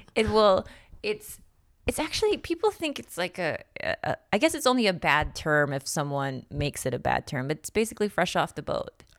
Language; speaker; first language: English; non-native, local second language; Filipino